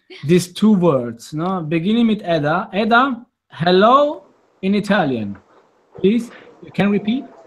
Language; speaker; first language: English; non-native, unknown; Italian